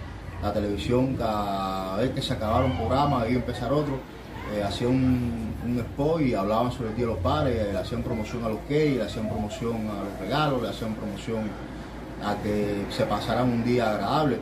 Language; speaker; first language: Spanish; native; Spanish